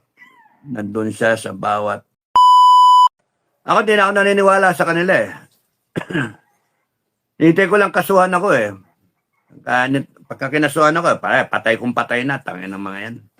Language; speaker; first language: Filipino; native; Filipino